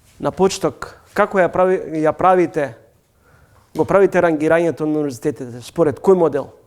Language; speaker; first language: Macedonian; native; Macedonian